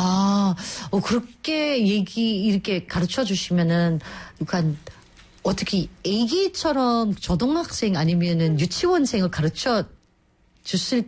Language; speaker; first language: Korean; native; Korean